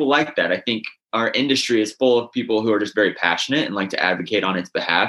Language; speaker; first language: English; native; English